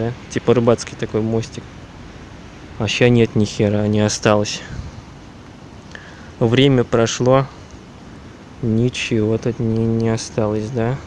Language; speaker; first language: Russian; native; Russian